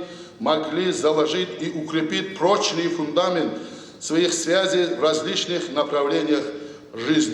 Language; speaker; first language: Russian; non-native, local second language; Tajik